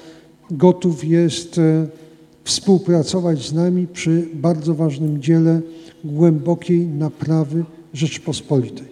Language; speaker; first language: Polish; native; Polish